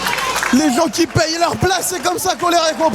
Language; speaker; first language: French; native; French